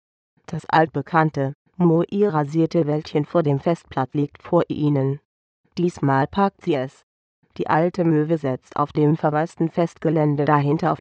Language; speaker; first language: German; native; German